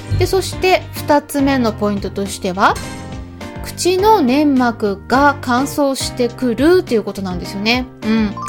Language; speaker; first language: Japanese; native; Japanese